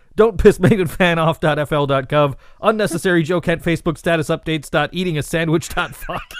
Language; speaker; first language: English; native; English